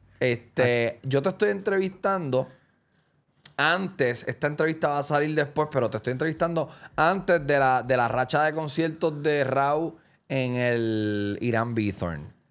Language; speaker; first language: Spanish; native; Spanish